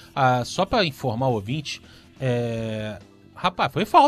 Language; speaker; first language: Portuguese; native; Portuguese